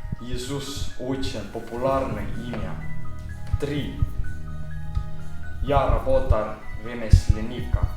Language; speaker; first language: Russian; non-native, learner; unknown